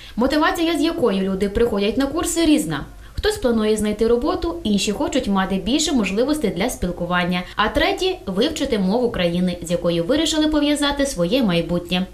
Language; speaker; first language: Ukrainian; native; Ukrainian